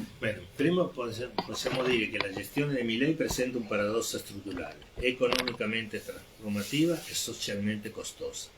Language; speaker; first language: Italian; non-native, fluent; Spanish